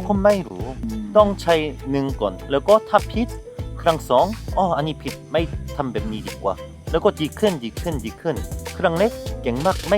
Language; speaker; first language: Thai; non-native, learner; Korean